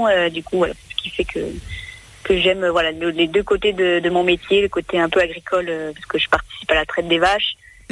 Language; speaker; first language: French; native; French